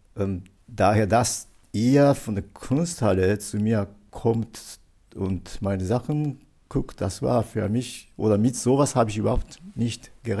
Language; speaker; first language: German; non-native, fluent; Japanese